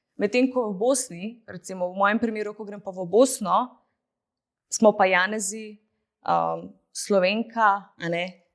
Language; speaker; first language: Slovenian; early bilingual, other home language; Bosnian